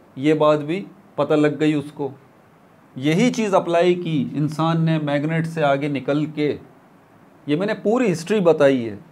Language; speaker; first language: Urdu; native; Urdu